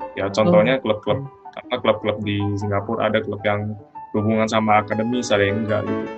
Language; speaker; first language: Indonesian; native; Indonesian